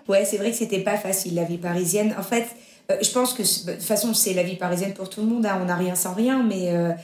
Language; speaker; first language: French; native; French